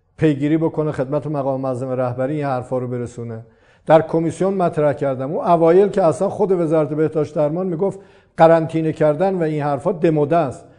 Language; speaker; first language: Persian; non-native, local second language; Azerbaijani